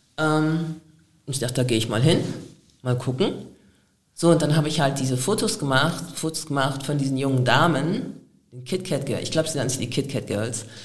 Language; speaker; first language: German; native; German